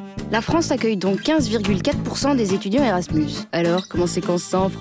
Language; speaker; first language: French; native; French